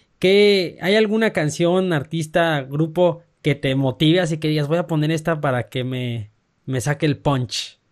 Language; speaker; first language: Spanish; native; Spanish